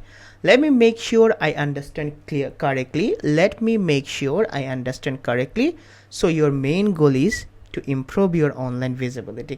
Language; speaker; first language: English; non-native, fluent; Bangla